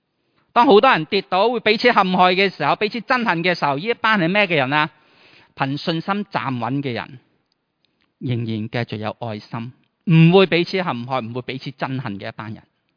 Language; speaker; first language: Chinese; native; Chinese